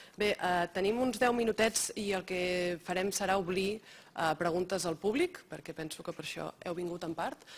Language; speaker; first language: Catalan; native; Catalan